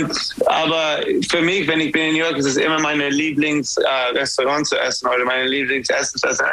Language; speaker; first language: German; non-native, fluent; English